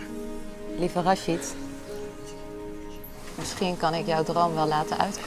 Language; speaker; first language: Dutch; native; Dutch